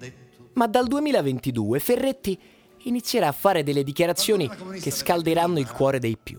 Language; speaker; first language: Italian; native; Italian